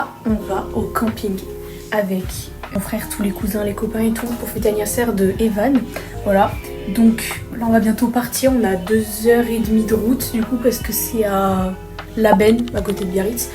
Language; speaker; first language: French; native; French